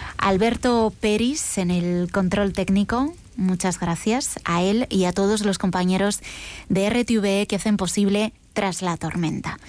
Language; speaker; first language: Spanish; native; Spanish